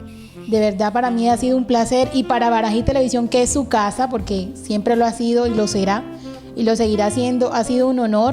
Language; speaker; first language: Spanish; native; Spanish